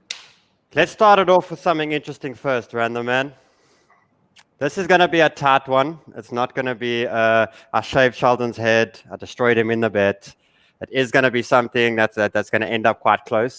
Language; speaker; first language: English; native; English